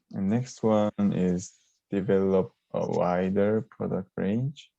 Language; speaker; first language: English; non-native, learner; Korean